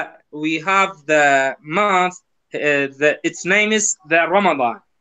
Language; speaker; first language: English; non-native, learner; Kurdish